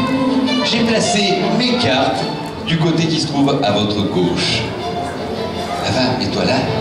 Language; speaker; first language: French; native; French